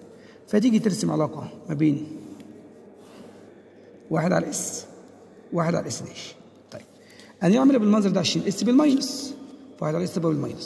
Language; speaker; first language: Arabic; native; Arabic